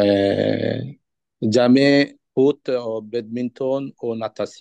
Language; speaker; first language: French; non-native, learner; Bangla